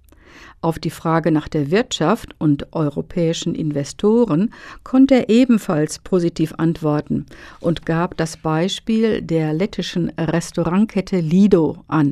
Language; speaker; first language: German; native; German